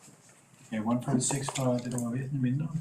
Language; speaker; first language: Danish; native; Danish